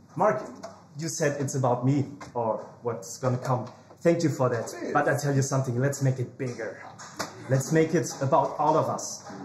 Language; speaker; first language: English; non-native, fluent; German